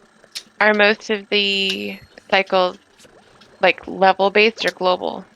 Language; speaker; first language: English; native; English